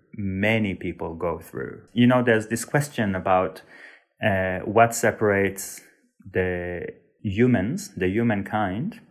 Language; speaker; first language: English; non-native, fluent; Hebrew